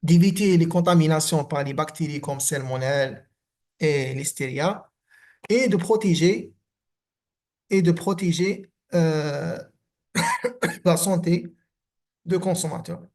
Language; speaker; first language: French; non-native, local second language; Arabic